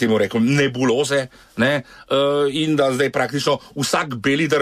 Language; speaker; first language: Slovenian; native; Slovenian